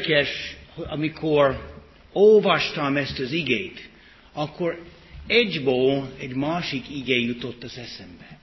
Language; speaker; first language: Hungarian; non-native, fluent; English